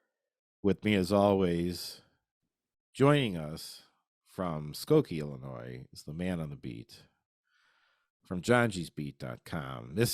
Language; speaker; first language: English; native; English